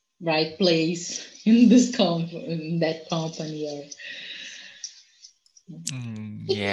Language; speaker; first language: English; non-native, learner; Portuguese